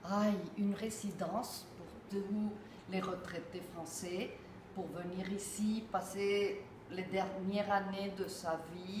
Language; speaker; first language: French; non-native, fluent; Spanish